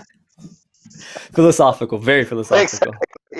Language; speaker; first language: English; native; English